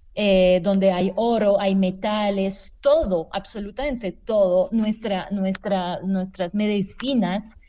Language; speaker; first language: Spanish; non-native, fluent; French